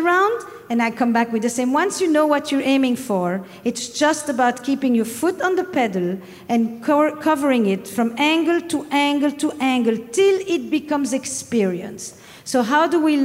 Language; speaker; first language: English; non-native, fluent; French